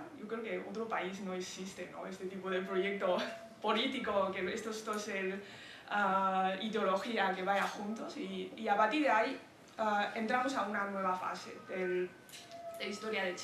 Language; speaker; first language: Spanish; non-native, fluent; Chinese